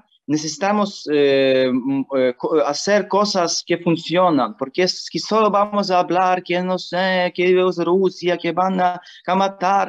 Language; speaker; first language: Spanish; non-native, learner; Ukrainian